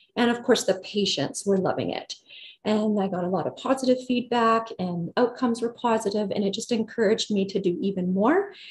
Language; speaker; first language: English; native; English